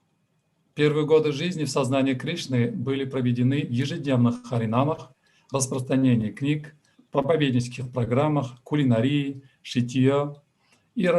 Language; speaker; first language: Russian; native; Russian